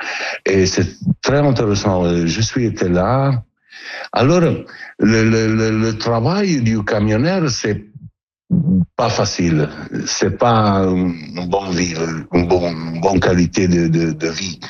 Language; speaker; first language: French; non-native, fluent; Italian